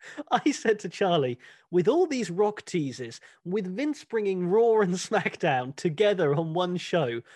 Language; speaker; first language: English; native; English